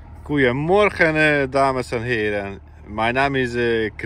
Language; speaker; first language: Dutch; non-native, learner; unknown